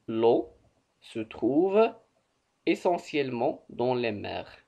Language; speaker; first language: French; non-native, local second language; Arabic